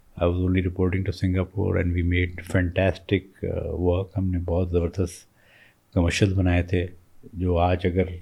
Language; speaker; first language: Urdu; native; Urdu